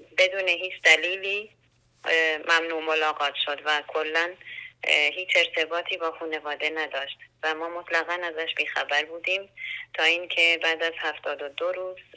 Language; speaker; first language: Persian; non-native, local second language; Central Kurdish